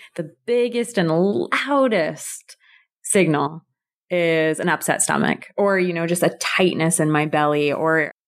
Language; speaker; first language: English; native; English